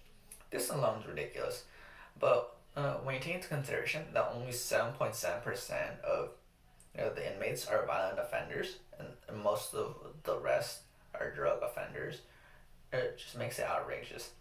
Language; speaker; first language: English; native; English